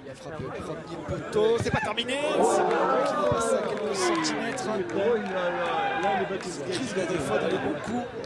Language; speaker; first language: French; native; French